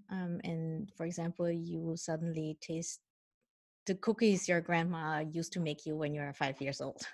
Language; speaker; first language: English; non-native, fluent; Dutch